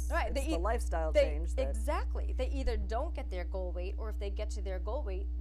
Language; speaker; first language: English; native; English